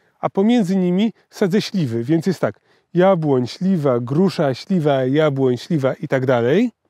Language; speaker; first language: Polish; native; Polish